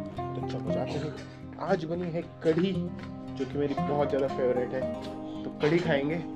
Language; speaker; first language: Hindi; non-native, local second language; Marathi